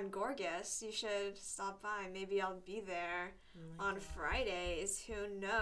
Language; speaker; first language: English; native; English